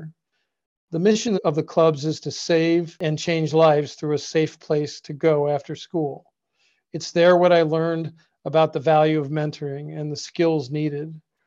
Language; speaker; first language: English; native; English